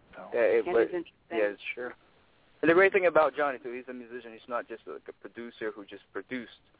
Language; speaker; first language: English; non-native, local second language; Filipino